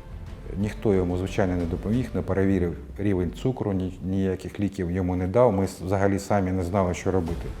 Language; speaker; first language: Ukrainian; non-native, local second language; Russian